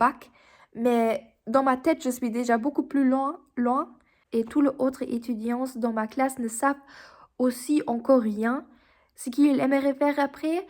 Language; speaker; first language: French; non-native, fluent; German